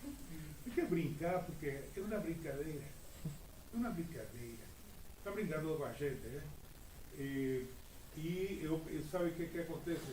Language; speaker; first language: Portuguese; non-native, fluent; Spanish